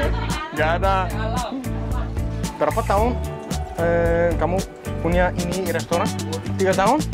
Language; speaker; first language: Indonesian; non-native, learner; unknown